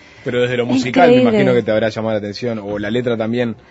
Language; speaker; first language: Spanish; native; Spanish